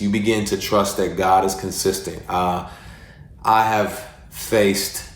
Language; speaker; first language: English; native; English